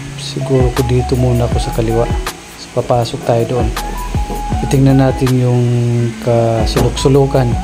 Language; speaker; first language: Filipino; non-native, local second language; Waray